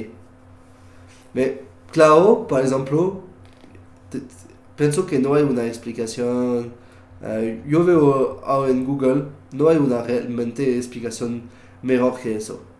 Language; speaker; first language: Spanish; non-native, learner; French